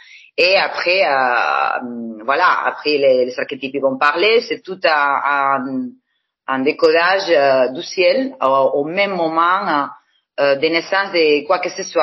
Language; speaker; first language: French; non-native, fluent; Spanish